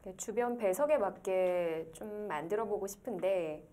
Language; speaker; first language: Korean; native; Korean